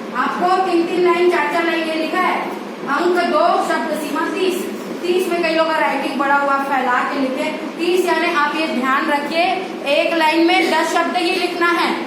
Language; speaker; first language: Hindi; non-native, local second language; Chhattisgarhi